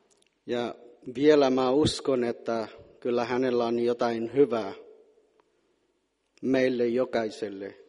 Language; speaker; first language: Finnish; non-native, fluent; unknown